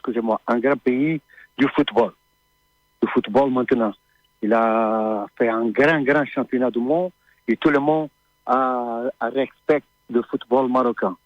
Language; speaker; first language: French; non-native, learner; Portuguese